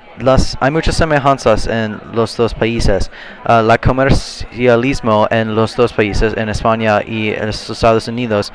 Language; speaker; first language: Spanish; non-native, learner; English